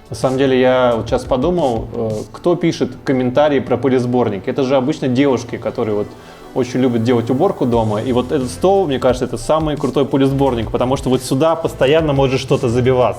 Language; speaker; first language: Russian; native; Russian